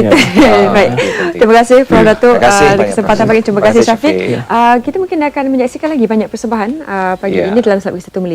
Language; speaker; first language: Malay; native; Malay